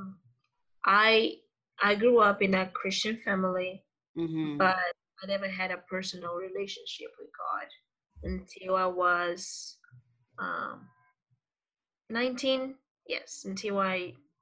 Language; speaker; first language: English; non-native, fluent; Portuguese